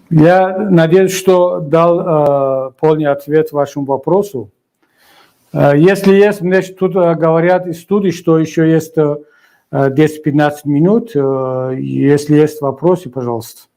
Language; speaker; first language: Russian; non-native, local second language; Tajik